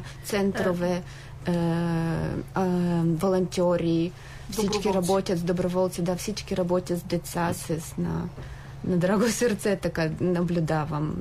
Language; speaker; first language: Bulgarian; non-native, fluent; Ukrainian